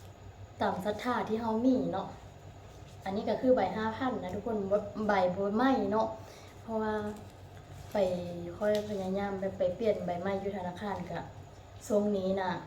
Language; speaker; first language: Thai; non-native, local second language; Lao